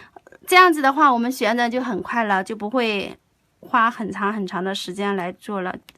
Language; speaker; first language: Chinese; native; Chinese